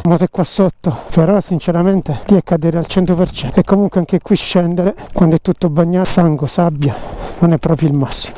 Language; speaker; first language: Italian; native; Italian